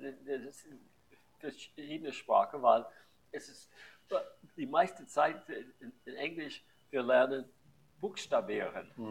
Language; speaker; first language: German; non-native, learner; English